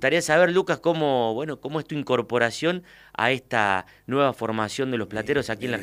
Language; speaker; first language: Spanish; native; Spanish